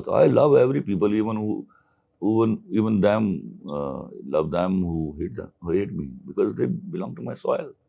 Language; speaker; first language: English; non-native, local second language; Urdu